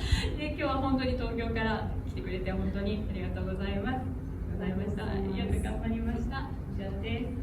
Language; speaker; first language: Japanese; native; Japanese